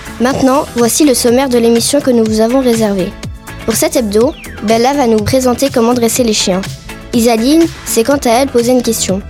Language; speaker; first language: French; native; French